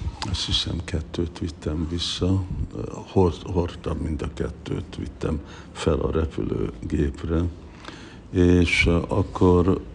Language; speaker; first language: Hungarian; early bilingual, heritage; Hungarian